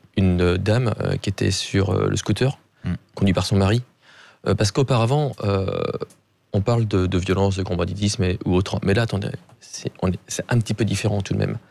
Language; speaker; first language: French; native; French